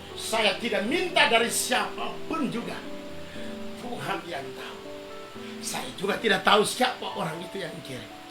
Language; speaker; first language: Indonesian; native; Indonesian